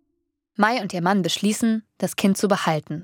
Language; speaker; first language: German; native; German